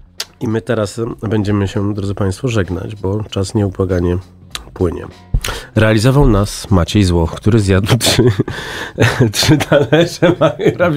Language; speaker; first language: Polish; native; Polish